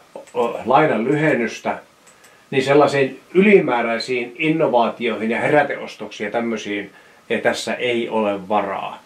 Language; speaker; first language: Finnish; native; Finnish